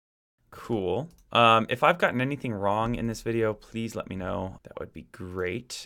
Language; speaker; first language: English; native; English